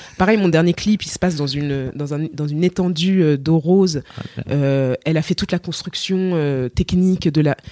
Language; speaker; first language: French; native; French